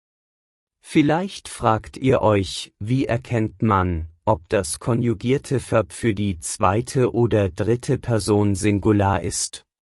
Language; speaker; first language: German; non-native, fluent; Persian